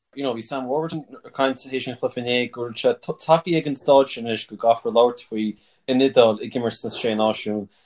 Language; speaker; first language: Irish; native; Irish